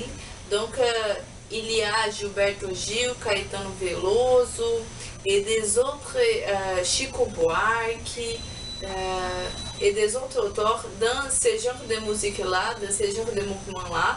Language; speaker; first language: French; non-native, learner; Portuguese